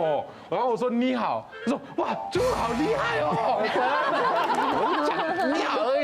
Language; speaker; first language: Chinese; non-native, fluent; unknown